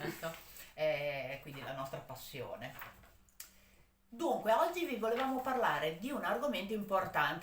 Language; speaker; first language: Italian; native; Italian